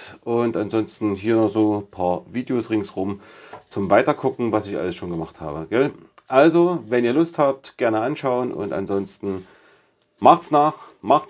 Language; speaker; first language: German; native; German